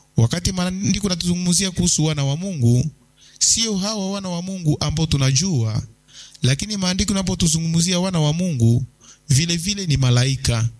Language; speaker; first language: Swahili; native; Swahili